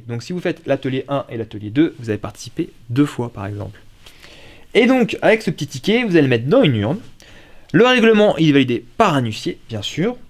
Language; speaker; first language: French; native; French